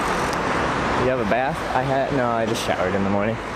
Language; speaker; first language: English; native; English